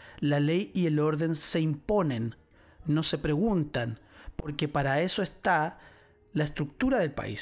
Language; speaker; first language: Spanish; native; Spanish